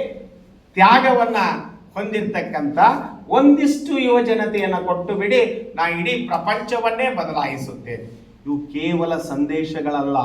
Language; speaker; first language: Kannada; native; Kannada